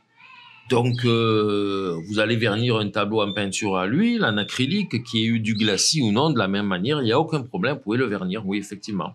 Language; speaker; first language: French; native; French